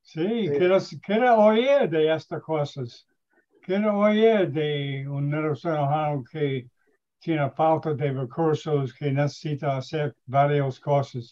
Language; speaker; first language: Spanish; non-native, learner; English